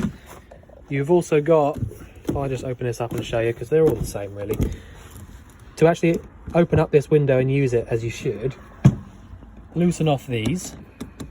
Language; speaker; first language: English; native; English